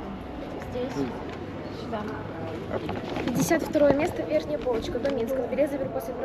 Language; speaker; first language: Russian; native; Russian